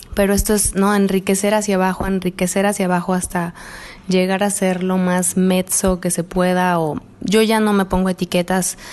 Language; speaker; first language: Spanish; native; Spanish